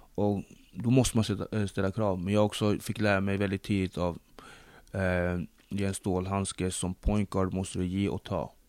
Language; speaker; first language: Swedish; early bilingual, other home language; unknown